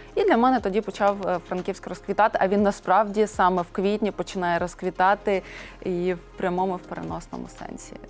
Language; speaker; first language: Ukrainian; non-native, local second language; Russian